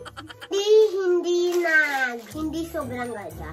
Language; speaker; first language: Filipino; early bilingual, heritage; Filipino